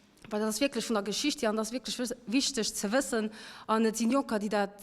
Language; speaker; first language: German; non-native, local second language; Luxembourgish